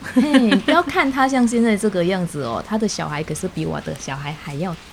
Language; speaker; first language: Chinese; non-native, fluent; Indonesian